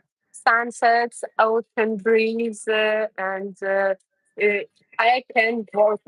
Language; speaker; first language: English; non-native, learner; Russian